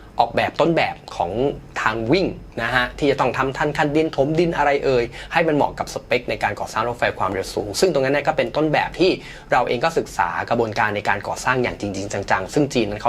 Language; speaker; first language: Thai; native; Thai